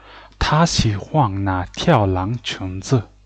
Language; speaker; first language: Chinese; non-native, learner; Mongolian